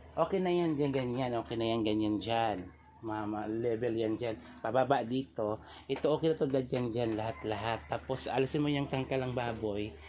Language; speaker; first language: Filipino; non-native, local second language; Cebuano